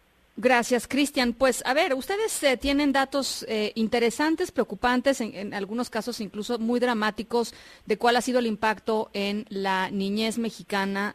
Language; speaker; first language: Spanish; native; Spanish